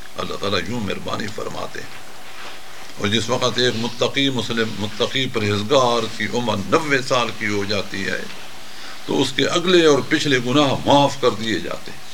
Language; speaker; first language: Urdu; non-native, local second language; Punjabi